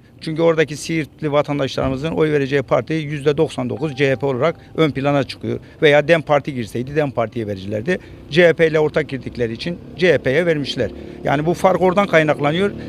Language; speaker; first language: Turkish; native; Turkish